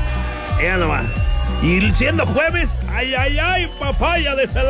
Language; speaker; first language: Spanish; native; Spanish